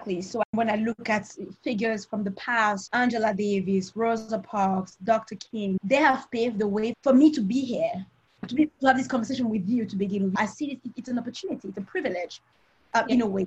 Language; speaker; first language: English; non-native, local second language; French